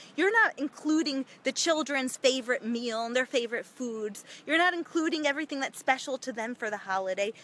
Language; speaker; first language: English; native; English